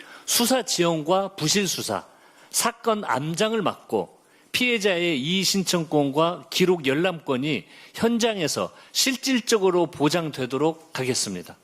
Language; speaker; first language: Korean; native; Korean